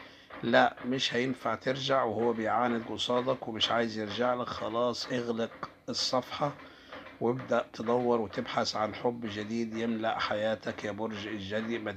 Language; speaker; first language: Arabic; native; Arabic